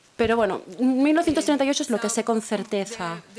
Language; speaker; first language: Spanish; non-native, fluent; Polish